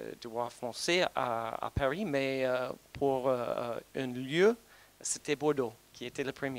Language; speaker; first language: French; non-native, fluent; English